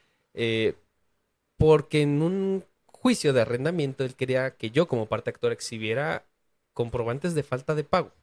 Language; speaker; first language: Spanish; native; Spanish